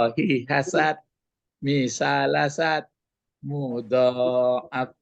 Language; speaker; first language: Arabic; non-native, fluent; Indonesian